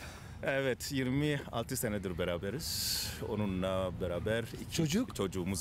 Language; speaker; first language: Turkish; non-native, fluent; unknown